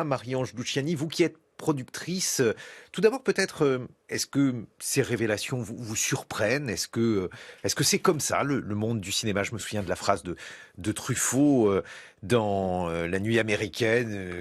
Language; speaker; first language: French; native; French